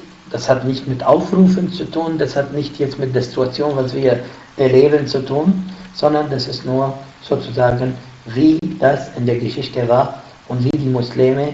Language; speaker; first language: German; non-native, fluent; Arabic